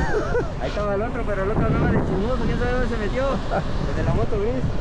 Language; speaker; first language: Spanish; native; Spanish